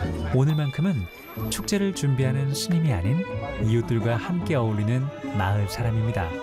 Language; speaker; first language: Korean; native; Korean